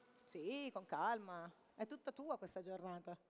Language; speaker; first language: Italian; native; Italian